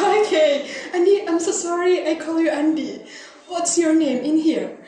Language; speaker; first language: English; non-native, learner; Indonesian